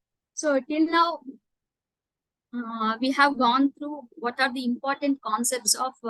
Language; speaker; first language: English; non-native, local second language; Telugu